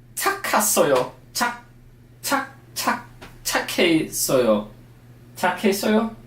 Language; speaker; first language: Korean; non-native, learner; English